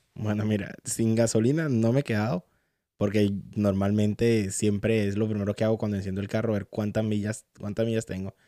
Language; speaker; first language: Spanish; native; Spanish